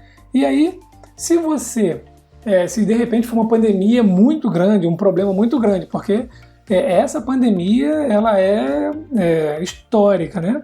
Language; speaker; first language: Portuguese; native; Portuguese